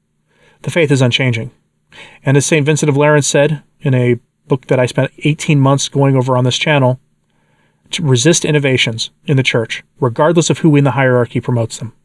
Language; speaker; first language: English; native; English